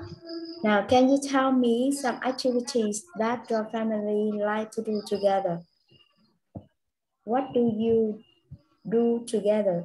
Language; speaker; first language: English; non-native, learner; Vietnamese